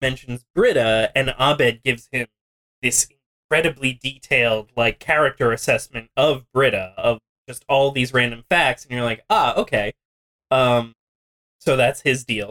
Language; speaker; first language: English; native; English